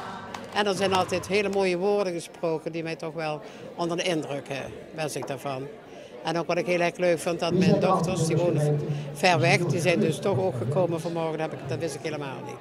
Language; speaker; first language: Dutch; native; Dutch